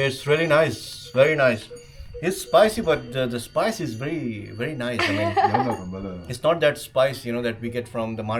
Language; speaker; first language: English; non-native, local second language; Urdu